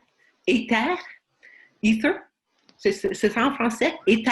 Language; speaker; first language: French; non-native, fluent; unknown